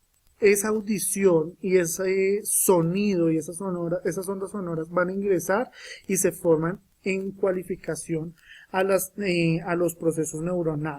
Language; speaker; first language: Spanish; native; Spanish